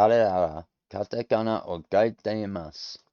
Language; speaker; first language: Japanese; non-native, learner; English